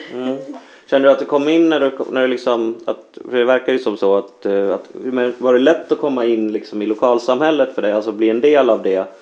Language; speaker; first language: Swedish; native; Swedish